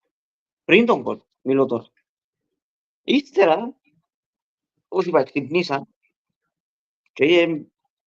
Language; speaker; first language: Greek; early bilingual, heritage; Greek